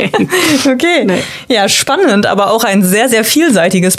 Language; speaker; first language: German; native; German